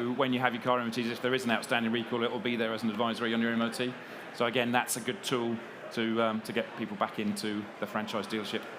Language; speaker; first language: English; native; English